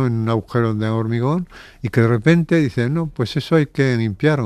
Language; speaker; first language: Spanish; native; Spanish